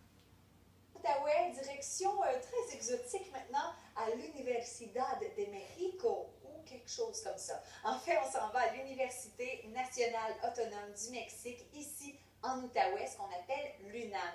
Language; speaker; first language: French; native; French